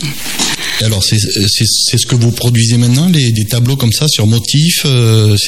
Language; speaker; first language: French; native; French